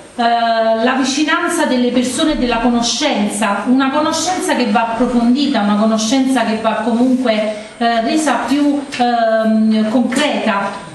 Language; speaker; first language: Italian; native; Italian